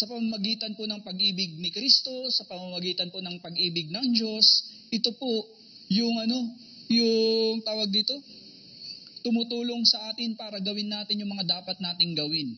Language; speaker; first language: Filipino; native; Filipino